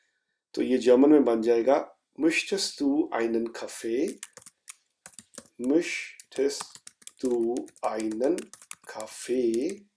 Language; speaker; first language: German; non-native, fluent; Urdu